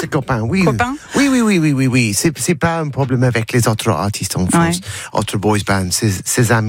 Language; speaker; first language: French; non-native, learner; English